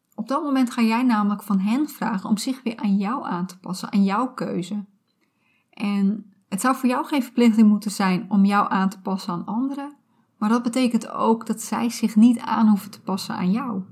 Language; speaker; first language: Dutch; native; Dutch